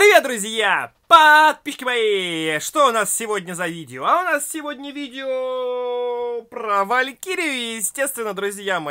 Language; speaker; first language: Russian; native; Russian